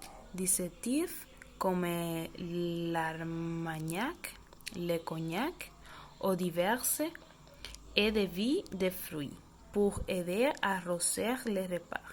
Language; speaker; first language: French; non-native, learner; Spanish